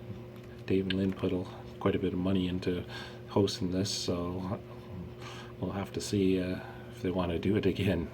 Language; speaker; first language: English; native; English